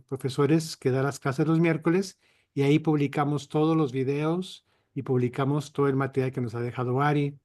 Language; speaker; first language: Spanish; native; Spanish